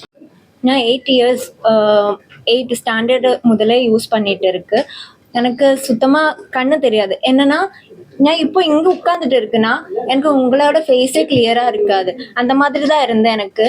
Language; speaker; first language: Tamil; non-native, learner; Malayalam